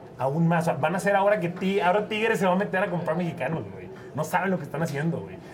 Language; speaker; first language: Spanish; native; Spanish